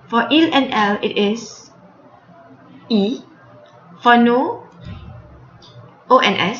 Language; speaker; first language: French; non-native, fluent; Malay